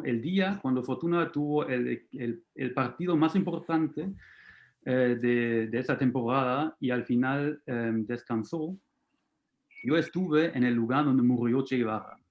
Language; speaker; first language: Spanish; non-native, fluent; German